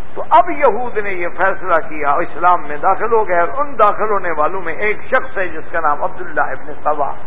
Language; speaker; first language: Urdu; native; Urdu